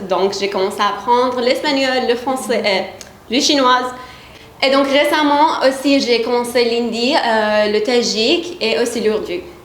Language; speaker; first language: French; non-native, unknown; Persian